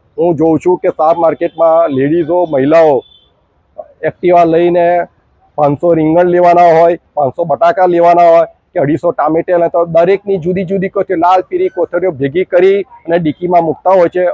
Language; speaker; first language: Gujarati; native; Gujarati